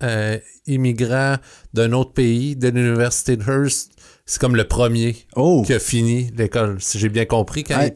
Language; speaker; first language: French; native; French